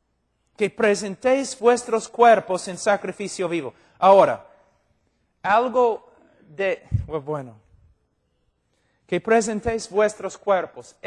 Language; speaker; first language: Spanish; non-native, fluent; English